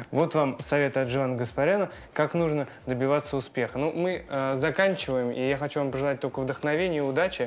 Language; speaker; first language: Russian; native; Russian